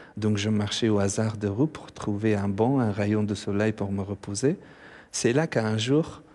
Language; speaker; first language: French; non-native, fluent; Persian